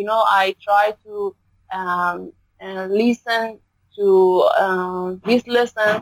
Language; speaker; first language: English; non-native, learner; Persian